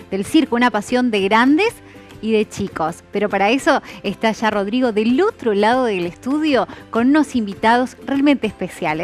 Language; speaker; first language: Spanish; native; Spanish